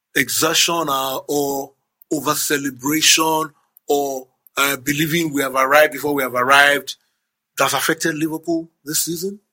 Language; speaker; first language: English; non-native, local second language; Yoruba